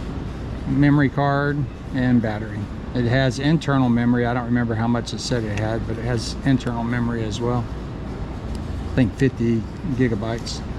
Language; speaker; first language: English; native; English